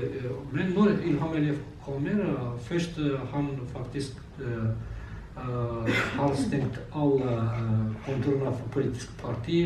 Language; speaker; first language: Norwegian; non-native, learner; Azerbaijani